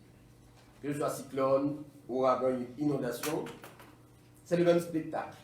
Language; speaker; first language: French; non-native, local second language; Haitian Creole